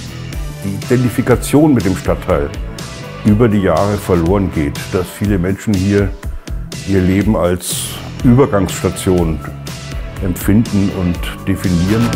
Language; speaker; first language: German; native; German